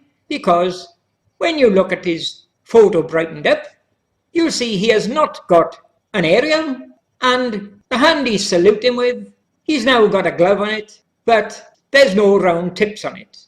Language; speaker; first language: English; native; English